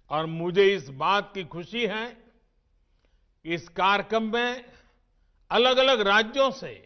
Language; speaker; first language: Hindi; non-native, local second language; Gujarati